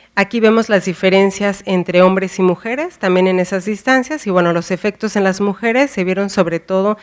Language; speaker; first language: Spanish; native; Spanish